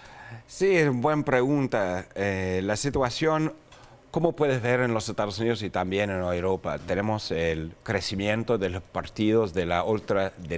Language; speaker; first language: Spanish; non-native, fluent; English